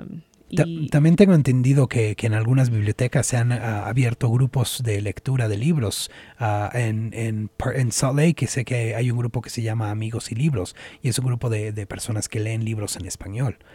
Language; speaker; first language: Spanish; native; Spanish